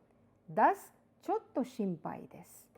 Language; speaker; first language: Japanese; non-native, fluent; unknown